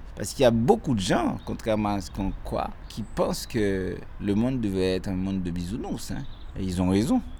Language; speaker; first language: French; non-native, local second language; Haitian Creole